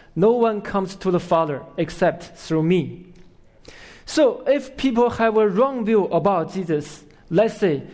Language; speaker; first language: English; non-native, fluent; Chinese